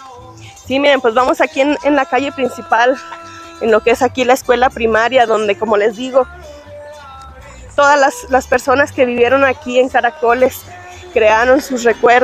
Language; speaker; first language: Spanish; native; Spanish